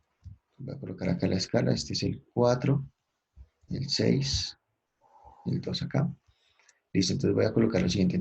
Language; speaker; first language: Spanish; native; Spanish